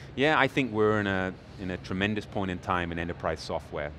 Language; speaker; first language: English; native; English